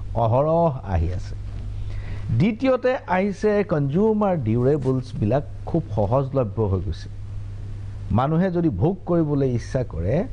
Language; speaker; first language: Assamese; native; Assamese